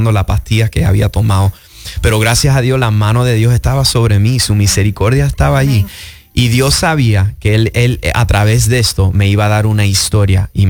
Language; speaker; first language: Spanish; early bilingual, heritage; Spanish